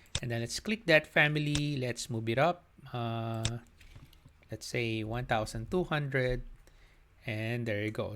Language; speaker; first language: English; non-native, local second language; Filipino